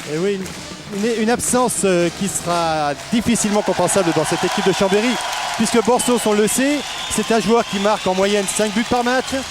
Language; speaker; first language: French; native; French